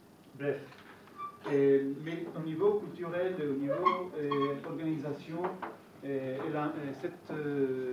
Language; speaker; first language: French; non-native, fluent; Italian